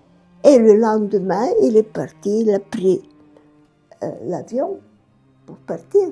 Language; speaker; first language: French; non-native, fluent; Bulgarian